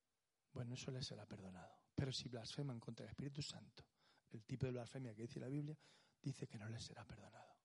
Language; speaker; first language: Spanish; native; Spanish